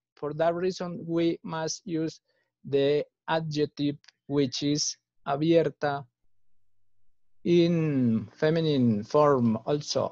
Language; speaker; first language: English; non-native, fluent; Spanish